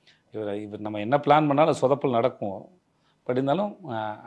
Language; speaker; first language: Tamil; native; Tamil